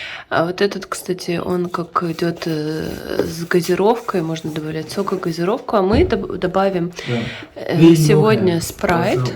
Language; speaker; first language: Russian; non-native, fluent; Ukrainian